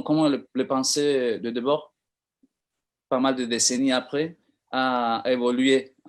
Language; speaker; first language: French; non-native, fluent; Spanish